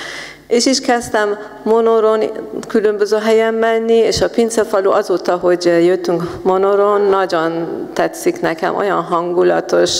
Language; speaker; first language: Hungarian; non-native, fluent; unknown